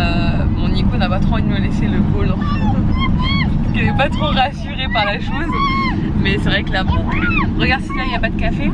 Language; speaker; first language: French; native; French